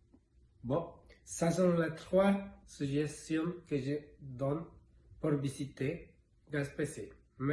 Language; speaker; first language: French; non-native, learner; Spanish